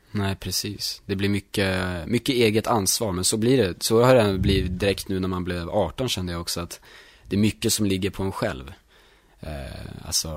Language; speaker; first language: Swedish; native; Swedish